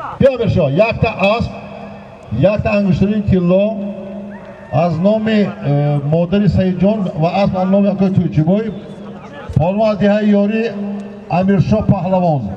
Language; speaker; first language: Tajik; native; Tajik